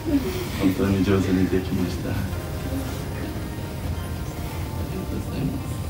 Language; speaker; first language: Japanese; non-native, learner; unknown